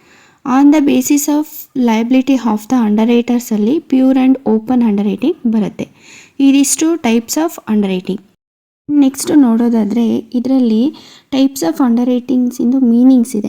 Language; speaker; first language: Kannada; native; Kannada